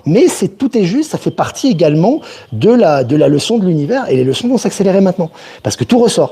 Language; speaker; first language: French; native; French